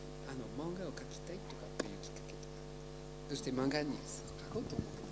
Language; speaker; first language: Japanese; non-native, learner; French